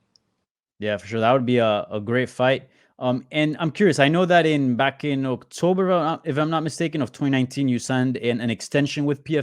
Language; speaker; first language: English; native; English